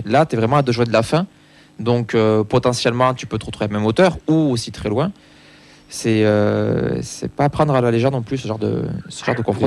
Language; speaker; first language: French; native; French